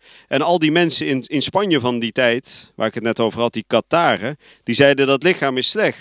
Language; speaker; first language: Dutch; native; Dutch